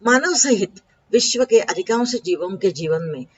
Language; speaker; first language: Hindi; non-native, local second language; Marathi